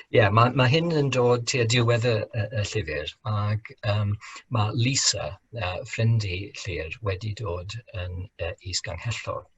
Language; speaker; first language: Welsh; non-native, fluent; English